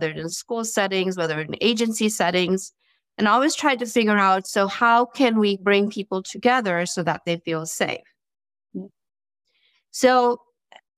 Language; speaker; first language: English; non-native, local second language; Gujarati